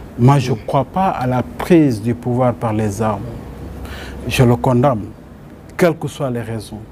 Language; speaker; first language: French; non-native, local second language; Wolof